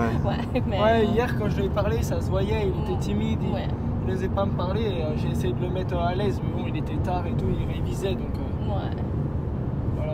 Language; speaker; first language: French; native; French